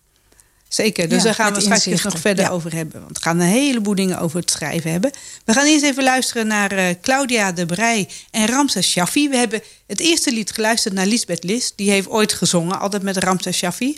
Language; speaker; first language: Dutch; native; Dutch